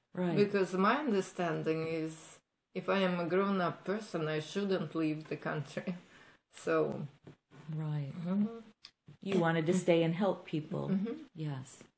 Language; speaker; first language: English; non-native, fluent; Ukrainian